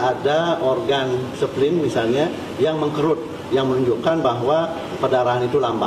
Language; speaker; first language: Indonesian; native; Indonesian